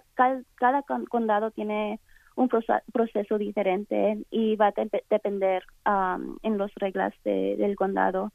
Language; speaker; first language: Spanish; early bilingual, heritage; Spanish